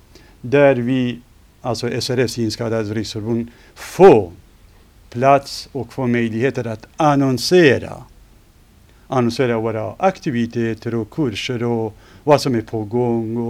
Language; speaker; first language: Swedish; non-native, fluent; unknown